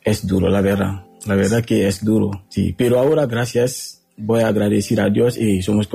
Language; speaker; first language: Spanish; non-native, learner; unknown